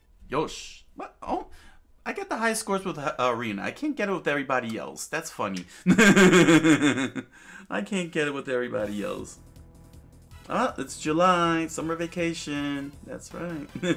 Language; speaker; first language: English; native; English